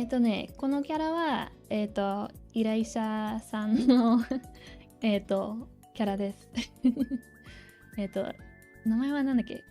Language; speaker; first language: Japanese; non-native, fluent; English